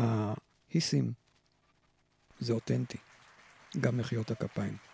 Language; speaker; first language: Hebrew; native; Hebrew